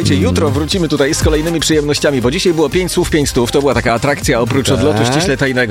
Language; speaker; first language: Polish; native; Polish